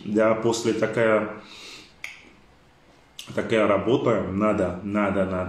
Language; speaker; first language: Russian; non-native, learner; French